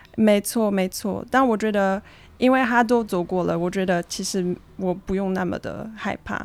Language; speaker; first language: Chinese; non-native, fluent; French